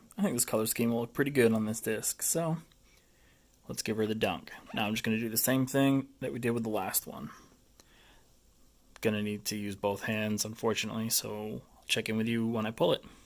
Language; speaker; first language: English; native; English